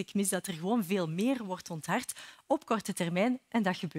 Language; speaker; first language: Dutch; native; Dutch